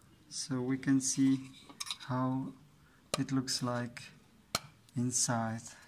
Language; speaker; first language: English; non-native, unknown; Czech